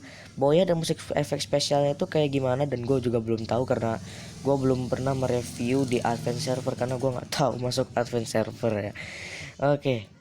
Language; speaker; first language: Indonesian; native; Indonesian